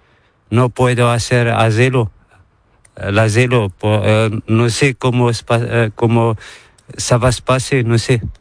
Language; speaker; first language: Spanish; non-native, learner; Arabic